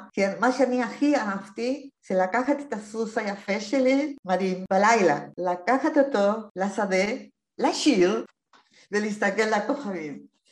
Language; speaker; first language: Hebrew; non-native, fluent; Spanish